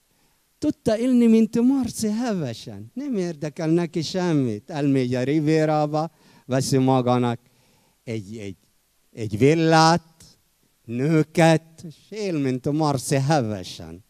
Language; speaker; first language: Hungarian; non-native, fluent; Arabic